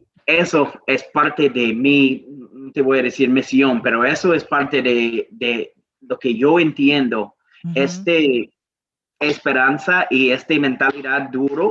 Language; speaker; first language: Spanish; non-native, learner; English